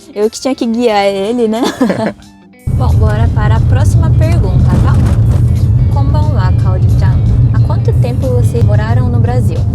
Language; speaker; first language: Portuguese; early bilingual, other home language; Japanese